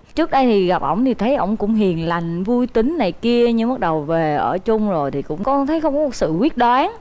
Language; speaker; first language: Vietnamese; native; Vietnamese